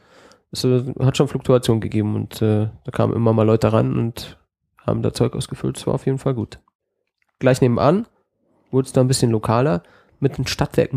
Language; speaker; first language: German; native; German